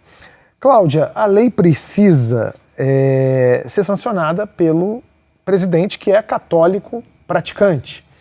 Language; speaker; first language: Portuguese; native; Portuguese